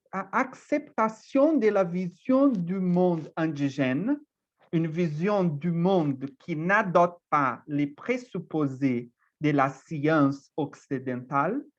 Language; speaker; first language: French; non-native, fluent; Portuguese